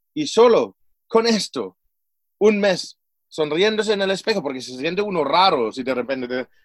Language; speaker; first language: Spanish; non-native, fluent; German